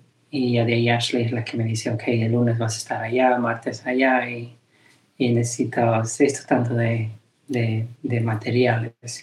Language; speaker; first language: Spanish; early bilingual, heritage; Spanish